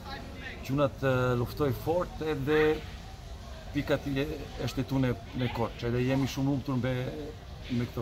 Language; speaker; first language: Albanian; non-native, learner; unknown